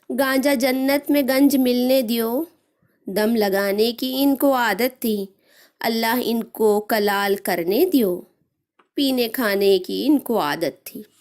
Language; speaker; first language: Urdu; native; Urdu